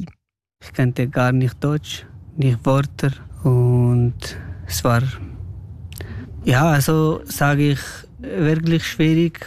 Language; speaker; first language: German; non-native, learner; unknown